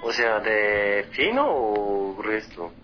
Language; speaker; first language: Spanish; non-native, fluent; Korean